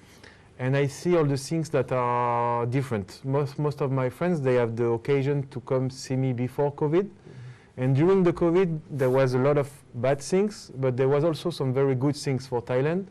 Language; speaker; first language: English; non-native, fluent; French